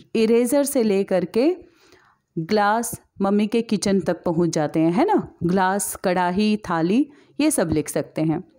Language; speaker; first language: Hindi; native; Hindi